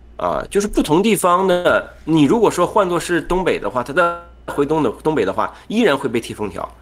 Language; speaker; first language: Chinese; native; Chinese